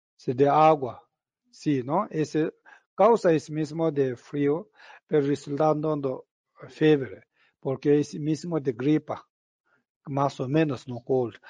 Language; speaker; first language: Spanish; non-native, learner; Tibetan